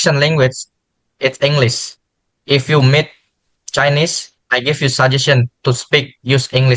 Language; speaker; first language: English; non-native, learner; Indonesian